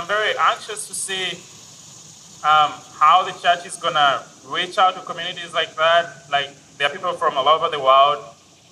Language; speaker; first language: English; non-native, local second language; Ganda